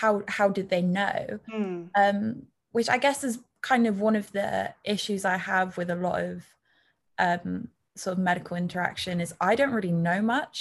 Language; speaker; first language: English; native; English